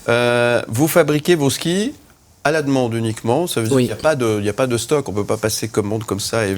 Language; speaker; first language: French; native; French